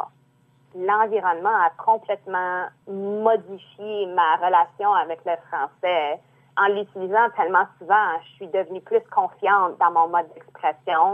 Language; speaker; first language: French; native; French